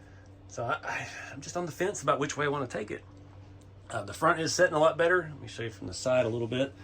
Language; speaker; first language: English; native; English